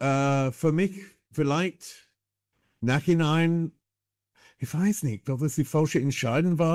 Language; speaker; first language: German; non-native, fluent; English